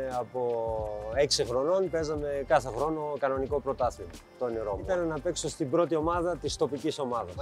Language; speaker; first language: Greek; early bilingual, heritage; Greek